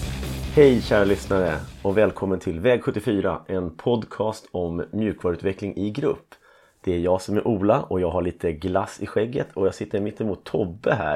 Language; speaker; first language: Swedish; native; Swedish